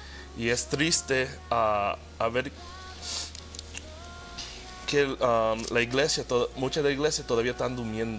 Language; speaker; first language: Spanish; early bilingual, heritage; Spanish